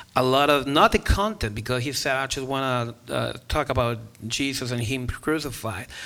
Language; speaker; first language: English; non-native, fluent; Spanish